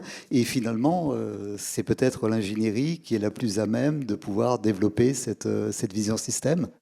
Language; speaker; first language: French; native; French